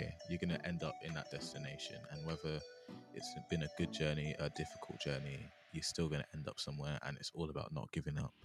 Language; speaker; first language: English; non-native, local second language; Yoruba